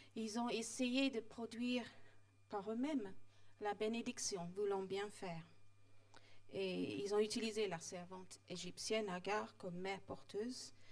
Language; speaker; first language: French; non-native, fluent; English